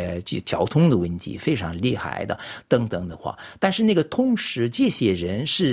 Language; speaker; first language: Chinese; non-native, fluent; French